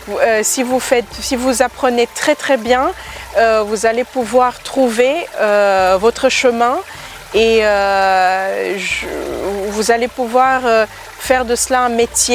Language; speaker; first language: French; early bilingual, other home language; Romanian